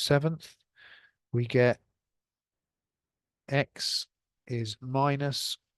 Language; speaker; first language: English; native; English